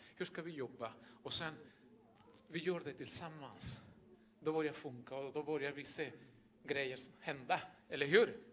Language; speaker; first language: Swedish; non-native, fluent; Spanish